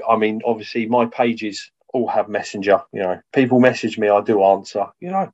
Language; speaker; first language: English; native; English